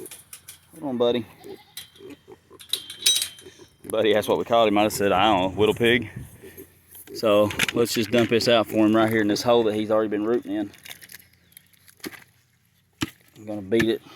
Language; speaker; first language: English; native; English